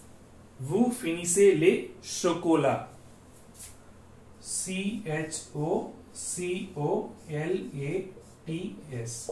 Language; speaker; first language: French; non-native, learner; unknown